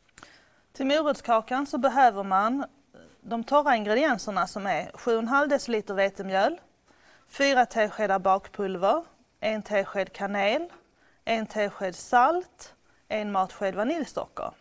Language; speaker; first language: Swedish; native; Swedish